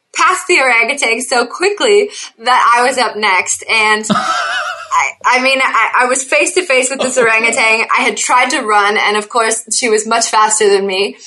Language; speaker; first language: English; native; English